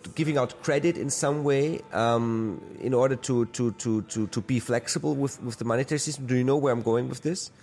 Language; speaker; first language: English; non-native, fluent; German